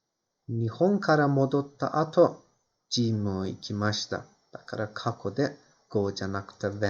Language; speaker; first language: Japanese; non-native, fluent; Turkish